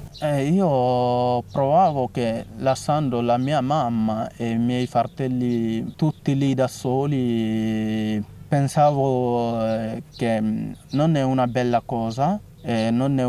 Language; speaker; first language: Italian; non-native, fluent; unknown